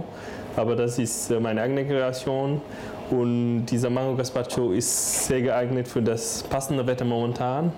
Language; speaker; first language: German; non-native, fluent; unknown